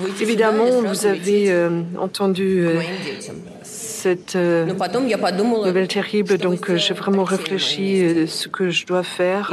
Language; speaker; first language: French; non-native, learner; Russian